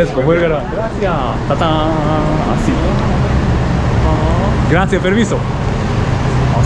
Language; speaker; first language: Spanish; non-native, learner; Japanese